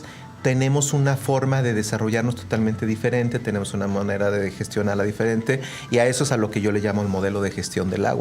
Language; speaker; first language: Spanish; native; Spanish